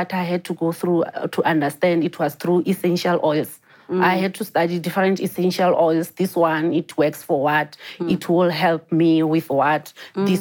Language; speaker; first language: English; non-native, local second language; Venda